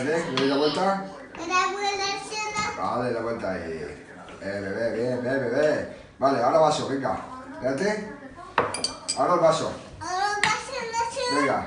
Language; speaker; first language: Spanish; native; Spanish